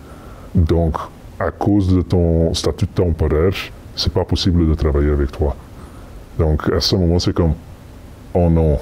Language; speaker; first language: French; non-native, fluent; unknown